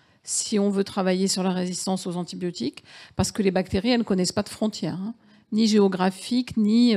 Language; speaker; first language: French; native; French